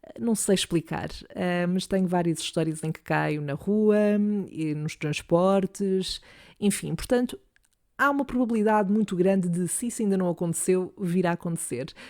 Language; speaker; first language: Portuguese; native; Portuguese